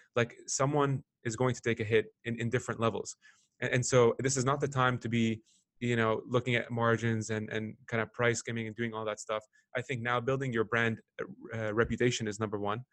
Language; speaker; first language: English; non-native, fluent; Arabic